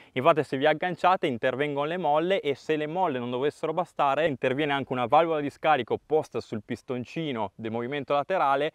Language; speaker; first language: Italian; native; Italian